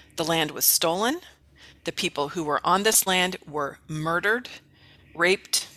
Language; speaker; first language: English; native; English